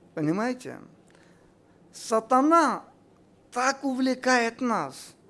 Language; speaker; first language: Russian; non-native, local second language; Armenian